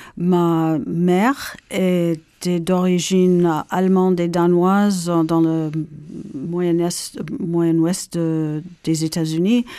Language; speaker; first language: French; non-native, fluent; English